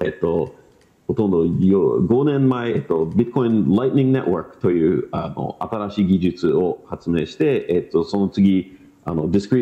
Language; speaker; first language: Japanese; non-native, learner; English